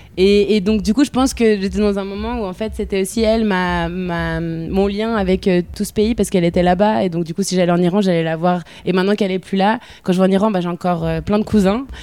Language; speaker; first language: French; native; French